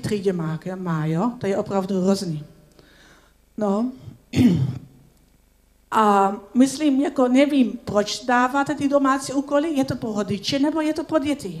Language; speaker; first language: Czech; non-native, learner; Dutch